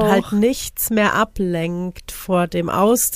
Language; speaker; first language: German; native; German